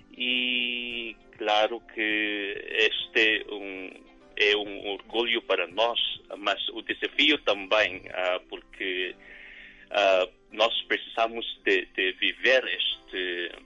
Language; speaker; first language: Portuguese; non-native, learner; Filipino